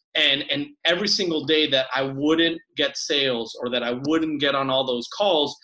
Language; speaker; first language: English; early bilingual, other home language; Spanish